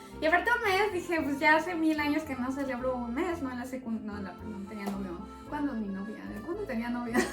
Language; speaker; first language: Spanish; native; Spanish